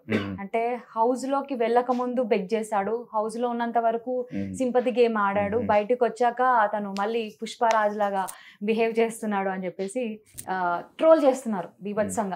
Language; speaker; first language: Telugu; native; Telugu